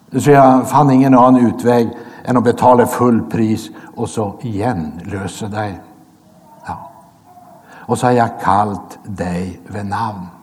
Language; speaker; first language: Swedish; native; Swedish